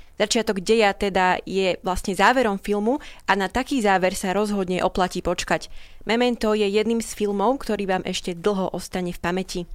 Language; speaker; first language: Slovak; native; Slovak